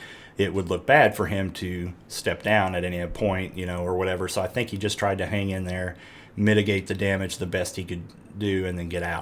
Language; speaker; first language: English; native; English